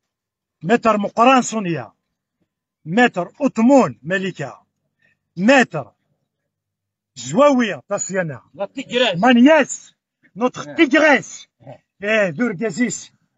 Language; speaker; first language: French; non-native, local second language; Kabyle